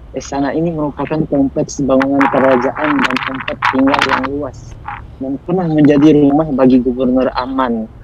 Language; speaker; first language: Indonesian; non-native, fluent; Malay